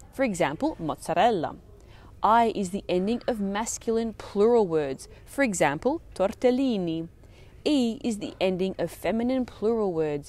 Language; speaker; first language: English; early bilingual, other home language; Italian